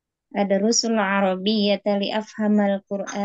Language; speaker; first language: Arabic; non-native, learner; Indonesian